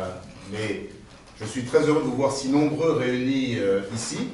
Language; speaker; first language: French; native; French